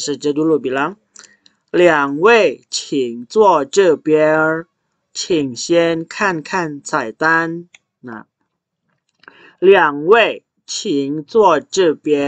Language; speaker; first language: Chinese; non-native, fluent; Indonesian